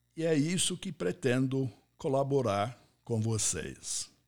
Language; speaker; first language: Portuguese; non-native, fluent; English